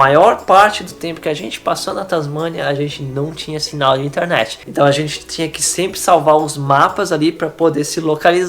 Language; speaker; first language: Portuguese; native; Portuguese